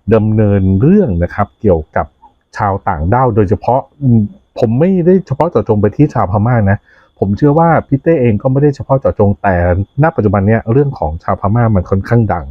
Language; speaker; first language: Thai; native; Thai